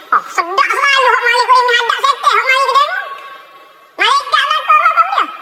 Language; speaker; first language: Malay; native; Malay